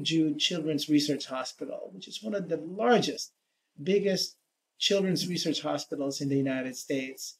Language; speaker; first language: English; native; English